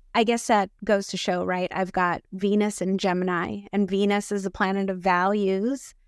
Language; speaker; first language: English; early bilingual, other home language; Filipino